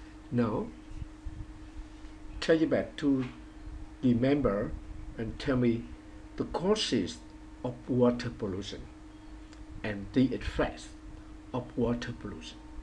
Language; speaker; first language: English; non-native, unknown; Vietnamese